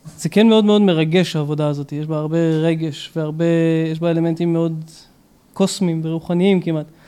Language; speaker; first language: Hebrew; early bilingual, other home language; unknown